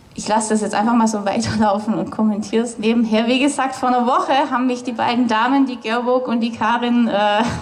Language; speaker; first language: German; native; German